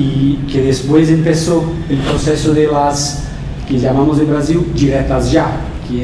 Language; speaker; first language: Spanish; non-native, fluent; Portuguese